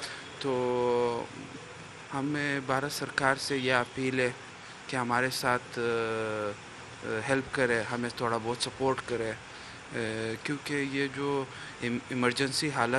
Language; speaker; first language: Hindi; non-native, fluent; Pashto